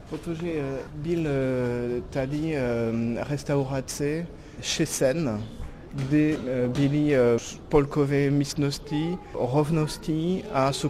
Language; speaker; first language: Czech; non-native, fluent; French